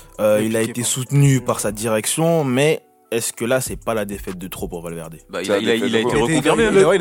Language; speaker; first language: French; native; French